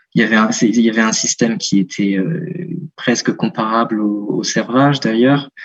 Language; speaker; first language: French; native; French